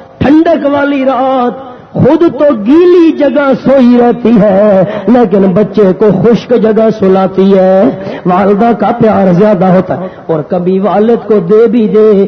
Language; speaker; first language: Urdu; non-native, local second language; Pashto